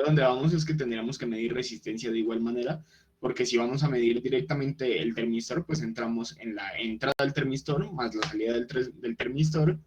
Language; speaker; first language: Spanish; native; Spanish